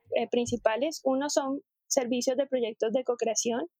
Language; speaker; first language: Spanish; native; Spanish